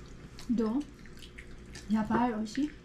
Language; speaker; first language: Japanese; non-native, fluent; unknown